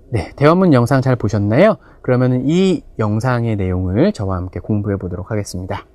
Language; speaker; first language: Korean; native; Korean